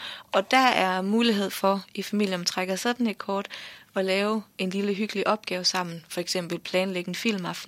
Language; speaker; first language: Danish; native; Danish